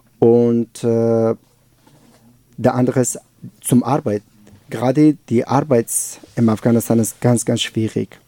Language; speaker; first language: German; non-native, learner; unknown